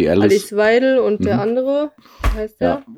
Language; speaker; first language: German; native; German